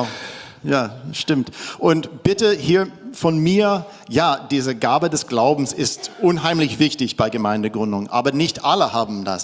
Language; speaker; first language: German; non-native, fluent; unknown